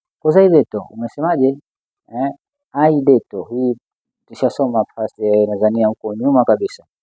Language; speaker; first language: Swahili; native; Swahili